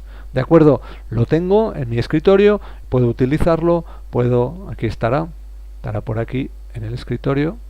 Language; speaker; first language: Spanish; native; Spanish